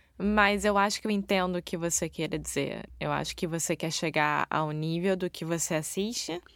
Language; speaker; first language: Portuguese; native; Portuguese